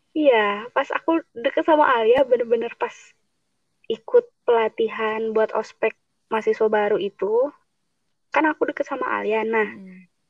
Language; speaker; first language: Indonesian; non-native, local second language; Sundanese